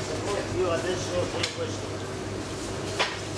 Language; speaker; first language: Italian; non-native, learner; Greek